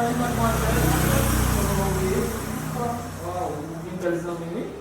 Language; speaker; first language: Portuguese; non-native, learner; Haitian Creole